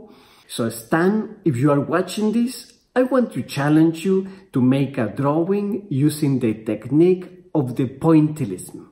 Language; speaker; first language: English; non-native, fluent; Spanish